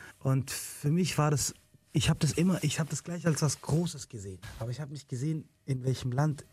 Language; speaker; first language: German; early bilingual, other home language; Arabic